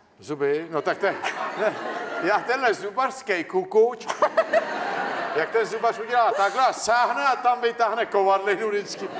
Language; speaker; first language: Czech; native; Czech